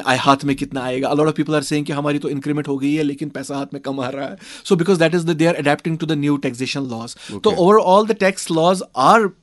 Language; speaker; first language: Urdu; non-native, local second language; Kashmiri